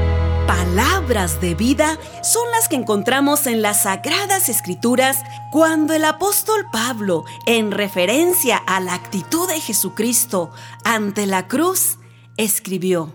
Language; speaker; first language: Spanish; native; Spanish